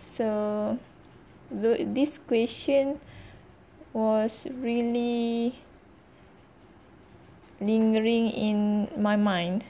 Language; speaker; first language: English; non-native, learner; Malay